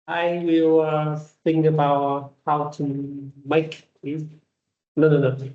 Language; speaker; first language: English; non-native, learner; Vietnamese